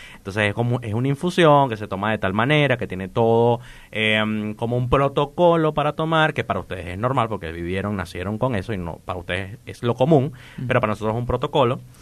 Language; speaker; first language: Spanish; native; Spanish